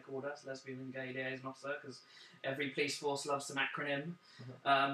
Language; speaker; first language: English; native; English